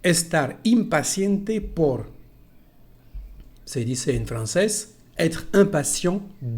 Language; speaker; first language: Spanish; non-native, fluent; French